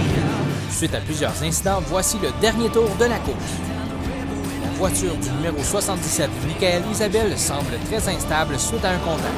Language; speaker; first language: French; native; French